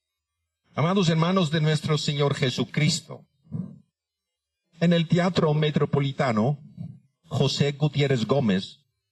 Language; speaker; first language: Spanish; non-native, fluent; Dutch